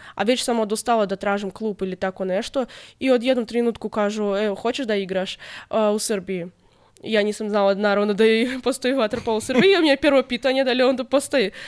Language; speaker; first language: Serbian; non-native, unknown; Russian